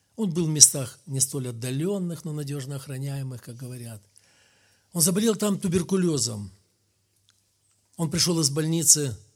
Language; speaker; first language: Russian; native; Russian